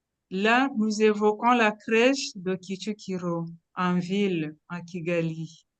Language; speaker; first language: French; non-native, local second language; Kinyarwanda